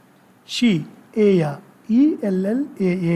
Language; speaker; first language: Spanish; non-native, learner; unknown